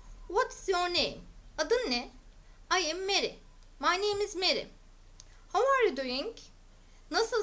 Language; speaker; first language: English; non-native, fluent; Turkish